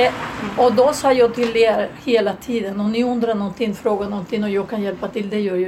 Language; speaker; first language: Swedish; non-native, fluent; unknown